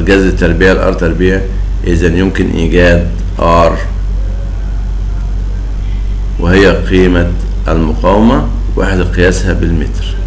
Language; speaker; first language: Arabic; native; Arabic